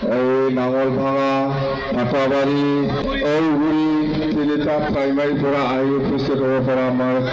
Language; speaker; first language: Assamese; non-native, local second language; Bangla